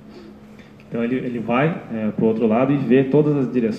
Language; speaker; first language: Portuguese; native; Portuguese